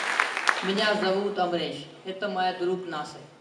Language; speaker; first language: Russian; non-native, learner; Urdu